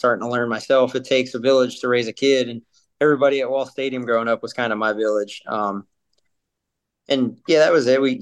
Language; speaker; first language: English; native; English